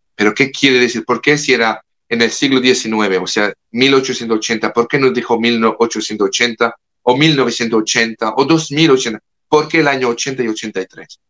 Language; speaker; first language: Spanish; non-native, fluent; French